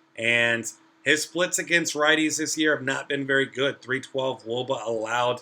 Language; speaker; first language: English; native; English